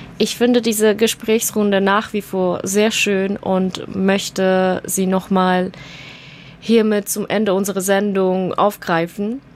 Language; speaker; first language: German; native; German